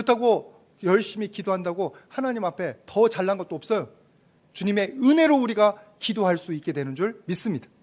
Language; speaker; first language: Korean; native; Korean